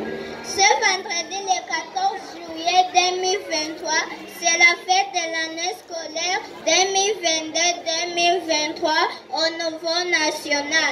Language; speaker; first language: French; non-native, learner; Kinyarwanda